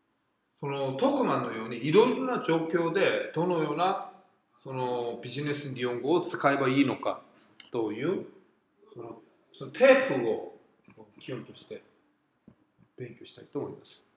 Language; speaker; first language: Japanese; non-native, fluent; Korean